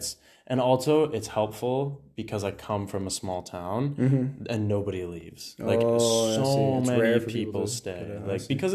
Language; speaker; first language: English; native; English